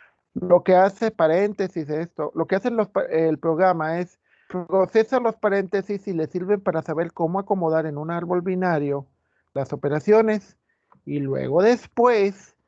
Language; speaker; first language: Spanish; native; Spanish